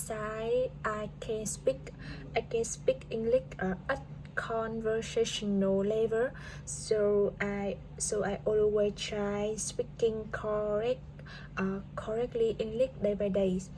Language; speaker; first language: English; non-native, learner; Vietnamese